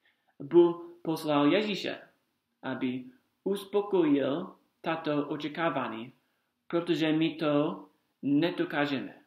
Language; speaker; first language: Czech; non-native, fluent; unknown